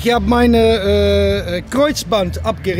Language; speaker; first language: German; non-native, learner; Dutch